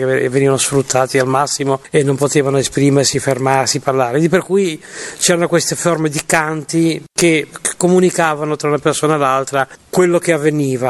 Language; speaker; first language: Italian; native; Italian